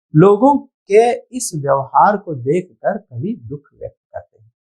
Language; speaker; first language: Hindi; non-native, local second language; Telugu